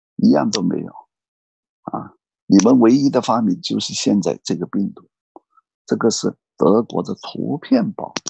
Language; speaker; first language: Chinese; native; Chinese